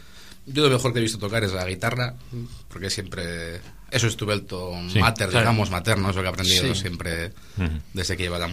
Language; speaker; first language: Spanish; native; Spanish